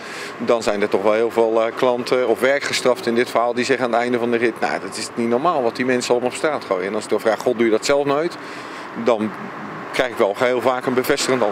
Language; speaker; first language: Dutch; native; Dutch